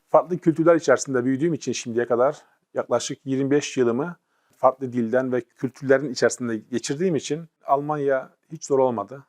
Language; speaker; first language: Turkish; native; Turkish